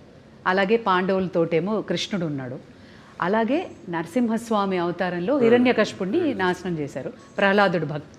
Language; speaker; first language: Telugu; native; Telugu